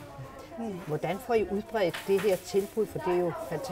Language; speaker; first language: Danish; native; Danish